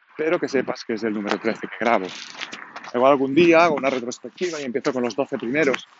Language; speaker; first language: Spanish; non-native, local second language; Catalan